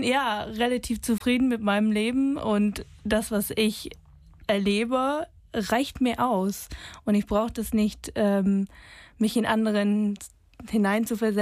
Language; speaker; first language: German; non-native, fluent; English